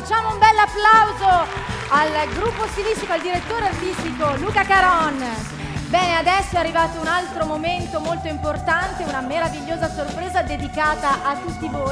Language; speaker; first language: Italian; native; Italian